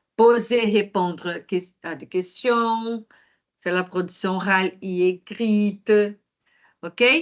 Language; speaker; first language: French; non-native, fluent; Portuguese